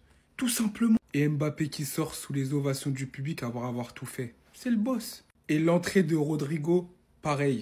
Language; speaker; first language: French; native; French